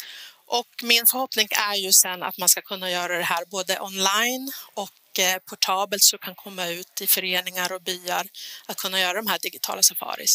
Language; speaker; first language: Swedish; native; Swedish